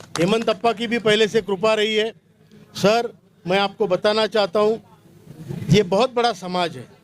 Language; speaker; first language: Hindi; non-native, local second language; Marathi